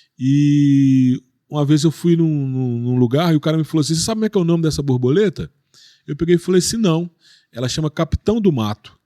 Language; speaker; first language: Portuguese; native; Portuguese